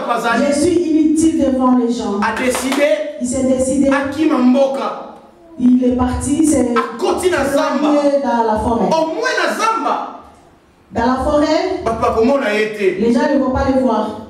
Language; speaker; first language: French; non-native, local second language; Lingala